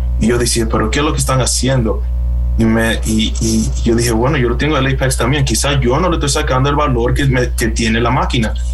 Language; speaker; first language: Spanish; early bilingual, heritage; Spanish